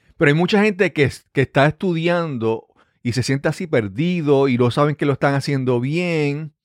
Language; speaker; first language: Spanish; native; Spanish